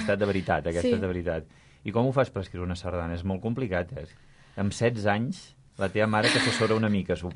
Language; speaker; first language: Catalan; native; Catalan